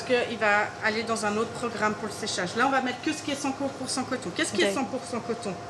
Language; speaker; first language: French; native; French